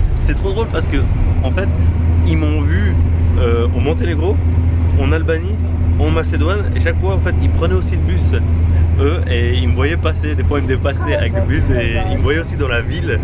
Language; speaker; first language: French; native; French